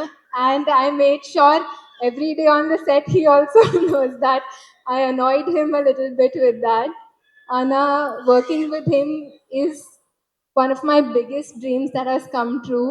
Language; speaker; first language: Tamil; non-native, learner; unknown